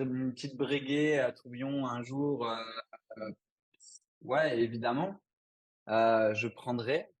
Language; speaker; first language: French; native; French